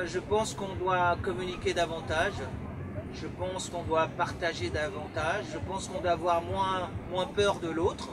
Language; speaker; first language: French; early bilingual, other home language; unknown